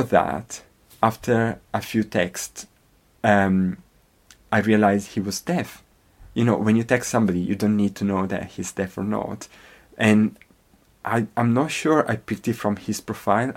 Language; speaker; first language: English; non-native, fluent; Italian